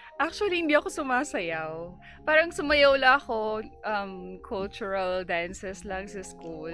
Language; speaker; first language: Filipino; non-native, local second language; Pampanga